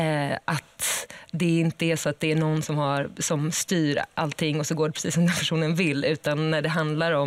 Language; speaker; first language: Swedish; native; Swedish